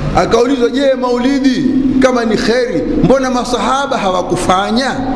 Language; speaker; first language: Swahili; native; Swahili